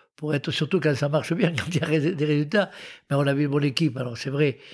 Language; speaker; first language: French; native; French